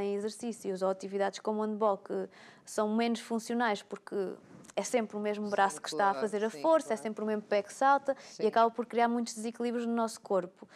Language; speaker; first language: Portuguese; native; Portuguese